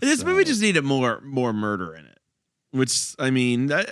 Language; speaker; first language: English; native; English